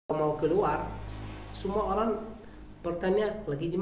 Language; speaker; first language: Indonesian; non-native, learner; Arabic